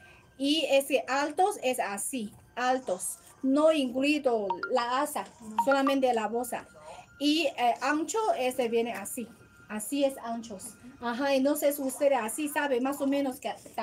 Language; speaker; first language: Spanish; non-native, learner; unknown